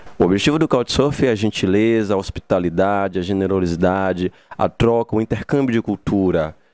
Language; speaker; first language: Portuguese; native; Portuguese